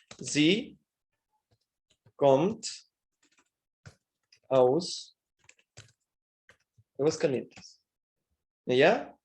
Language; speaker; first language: German; non-native, fluent; Spanish